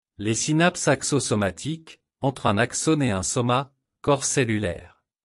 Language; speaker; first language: French; non-native, local second language; Wolof